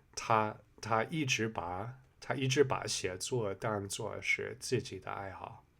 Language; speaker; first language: Chinese; non-native, fluent; English